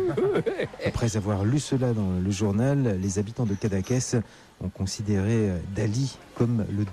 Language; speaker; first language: French; native; French